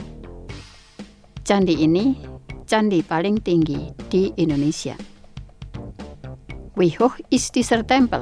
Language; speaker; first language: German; non-native, fluent; Indonesian